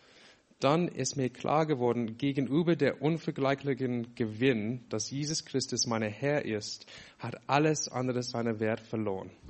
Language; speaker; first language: German; non-native, fluent; English